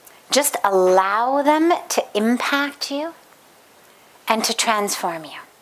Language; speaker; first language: English; native; English